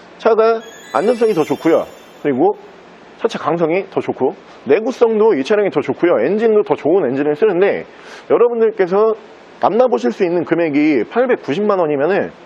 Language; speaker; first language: Korean; native; Korean